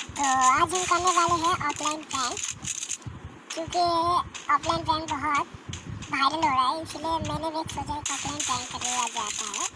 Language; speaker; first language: Hindi; non-native, local second language; Bangla